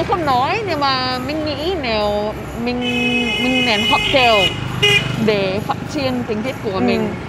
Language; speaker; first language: Vietnamese; non-native, learner; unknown